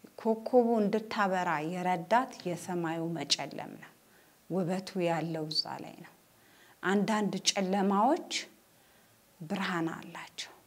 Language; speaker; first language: Amharic; native; Amharic